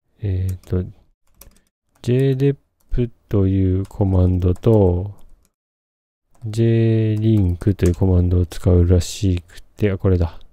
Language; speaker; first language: Japanese; native; Japanese